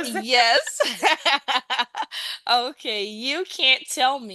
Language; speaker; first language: English; native; English